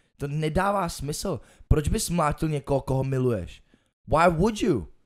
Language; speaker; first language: Czech; early bilingual, other home language; Ukrainian